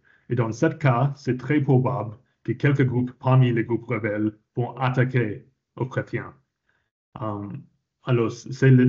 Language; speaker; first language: French; non-native, fluent; English